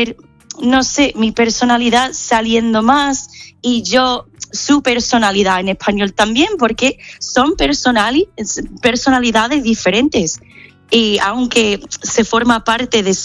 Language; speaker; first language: Spanish; non-native, fluent; English